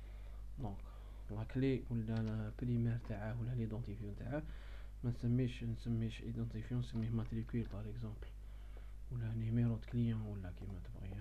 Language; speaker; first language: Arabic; native; Arabic